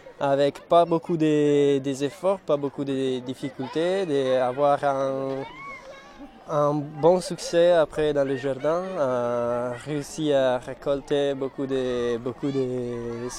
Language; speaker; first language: French; non-native, fluent; Italian